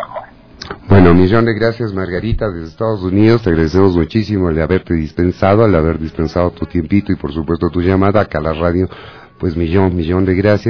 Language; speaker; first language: Spanish; native; Spanish